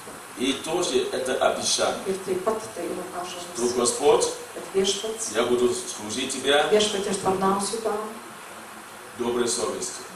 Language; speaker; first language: Russian; non-native, learner; English